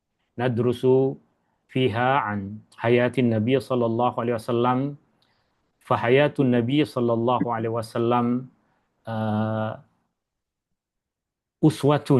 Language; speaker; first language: Arabic; non-native, fluent; Malay